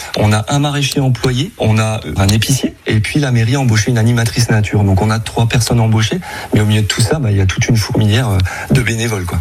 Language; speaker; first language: French; native; French